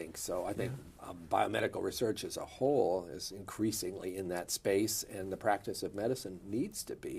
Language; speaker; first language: English; native; English